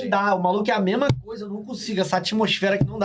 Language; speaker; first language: Portuguese; native; Portuguese